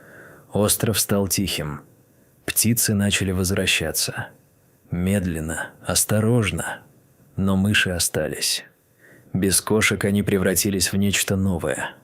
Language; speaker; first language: Russian; native; Russian